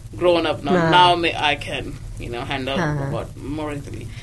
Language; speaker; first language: English; non-native, local second language; Hindi